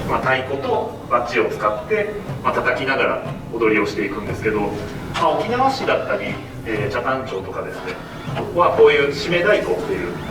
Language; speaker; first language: Japanese; native; Japanese